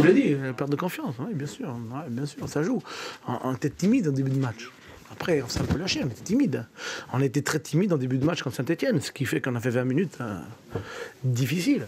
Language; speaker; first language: French; native; French